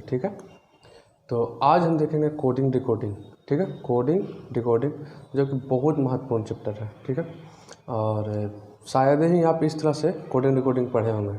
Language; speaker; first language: Hindi; native; Hindi